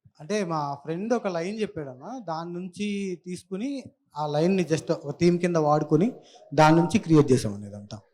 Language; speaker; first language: Telugu; native; Telugu